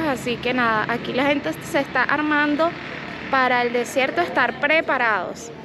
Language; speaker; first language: Spanish; native; Spanish